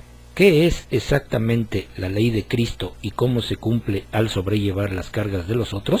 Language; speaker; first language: Spanish; native; Spanish